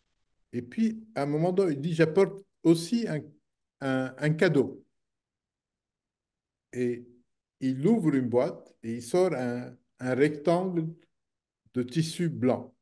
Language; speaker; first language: French; non-native, local second language; Arabic